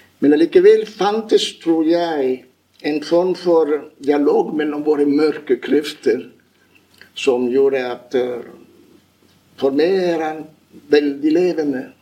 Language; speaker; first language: Norwegian; non-native, fluent; Italian